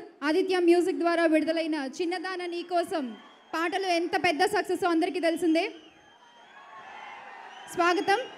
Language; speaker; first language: Telugu; native; Telugu